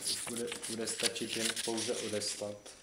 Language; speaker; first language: Czech; native; Czech